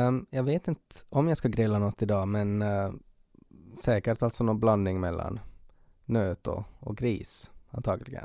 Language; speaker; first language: Swedish; native; Swedish